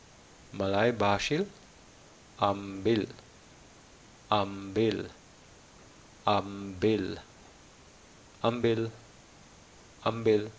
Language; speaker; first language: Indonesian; non-native, fluent; Malayalam